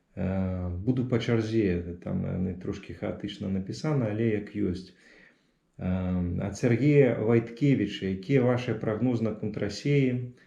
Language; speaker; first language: Belarusian; non-native, local second language; Russian